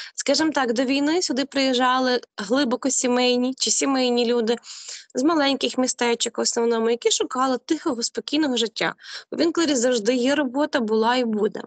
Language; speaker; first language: Ukrainian; native; Ukrainian